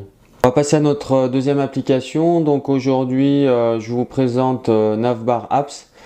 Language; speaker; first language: French; native; French